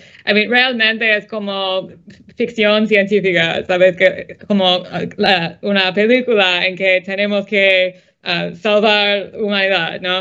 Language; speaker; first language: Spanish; non-native, fluent; English